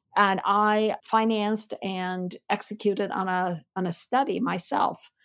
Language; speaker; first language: English; non-native, fluent; Armenian